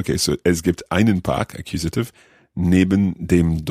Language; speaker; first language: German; non-native, learner; English